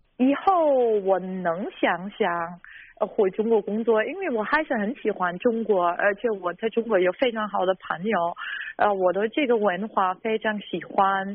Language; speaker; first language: Chinese; non-native, fluent; German